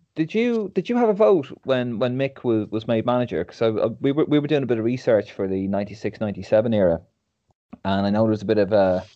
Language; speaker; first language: English; native; English